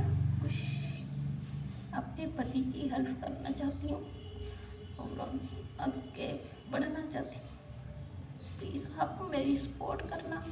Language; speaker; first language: Hindi; native; Hindi